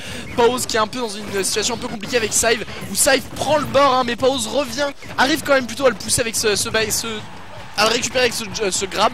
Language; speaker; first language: French; native; French